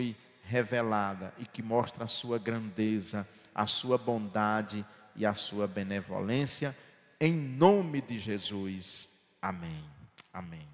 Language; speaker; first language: Portuguese; native; Portuguese